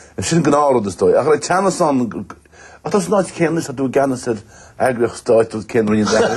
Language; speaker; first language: Irish; native; Irish